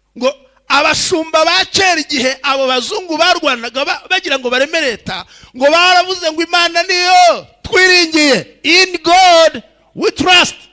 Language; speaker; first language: Kinyarwanda; early bilingual, heritage; Kinyarwanda